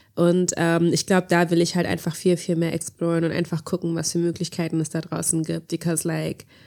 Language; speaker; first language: German; early bilingual, heritage; German